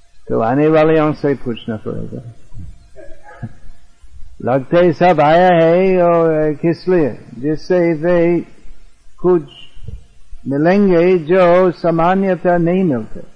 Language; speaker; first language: Hindi; non-native, fluent; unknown